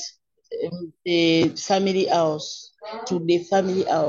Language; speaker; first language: English; non-native, learner; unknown